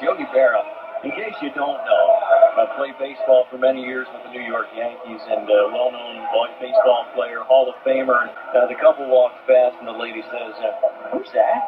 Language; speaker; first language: English; native; English